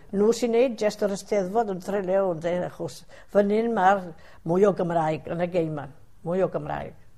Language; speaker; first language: Welsh; early bilingual, heritage; Welsh